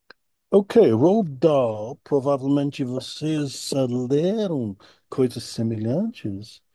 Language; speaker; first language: Portuguese; non-native, fluent; English